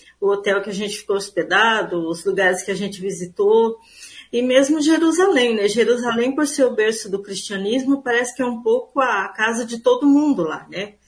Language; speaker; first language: Portuguese; native; Portuguese